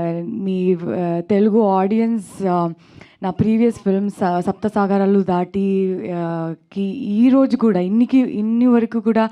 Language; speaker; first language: Telugu; non-native, local second language; Kannada